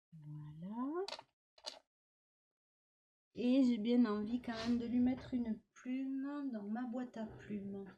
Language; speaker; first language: French; native; French